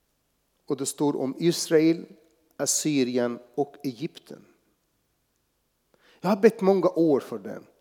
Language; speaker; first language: Swedish; non-native, fluent; Arabic